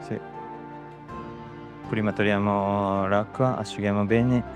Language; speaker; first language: Italian; non-native, learner; Japanese